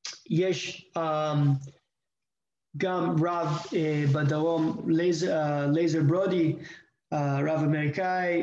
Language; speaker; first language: Hebrew; non-native, fluent; English